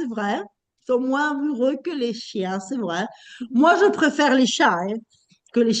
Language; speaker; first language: French; non-native, fluent; Spanish